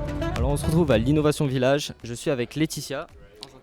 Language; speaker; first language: French; native; French